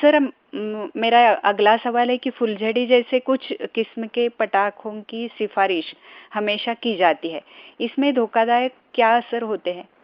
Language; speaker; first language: Hindi; non-native, local second language; Marathi